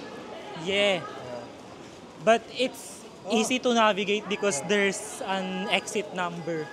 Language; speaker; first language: English; non-native, learner; Filipino